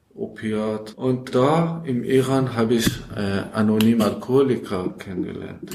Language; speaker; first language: German; non-native, learner; Persian